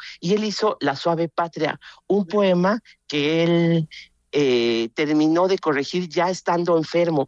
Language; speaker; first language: Spanish; native; Spanish